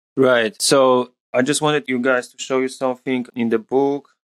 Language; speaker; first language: English; non-native, fluent; Polish